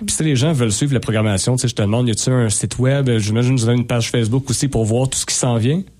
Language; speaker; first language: French; native; French